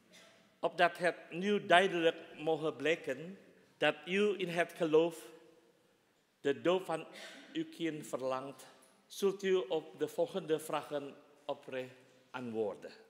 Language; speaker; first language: Dutch; non-native, fluent; Indonesian